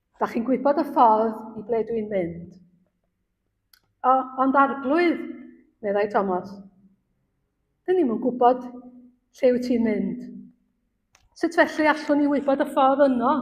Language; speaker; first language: Welsh; native; Welsh